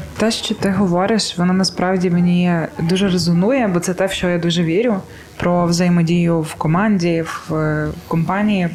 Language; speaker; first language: Ukrainian; native; Ukrainian